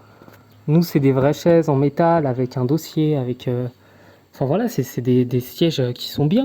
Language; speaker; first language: French; native; French